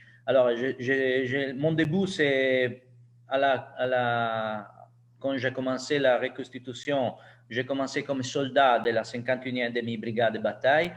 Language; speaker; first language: French; non-native, learner; Italian